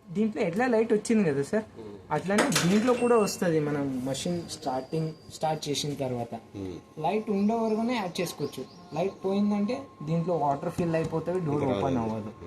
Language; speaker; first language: Telugu; non-native, local second language; Kannada